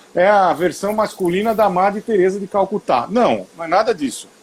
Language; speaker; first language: Portuguese; native; Portuguese